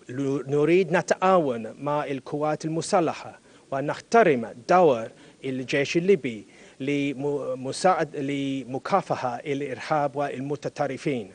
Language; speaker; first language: Arabic; non-native, learner; English